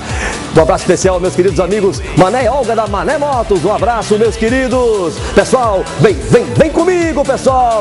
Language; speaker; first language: Portuguese; native; Portuguese